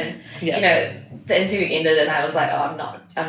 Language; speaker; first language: English; native; English